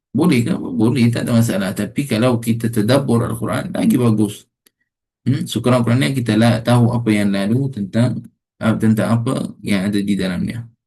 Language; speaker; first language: Malay; non-native, fluent; Arabic